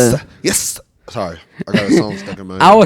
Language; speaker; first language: English; native; English